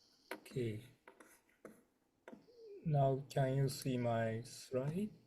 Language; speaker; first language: English; non-native, fluent; Japanese